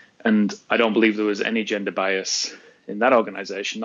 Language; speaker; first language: English; native; English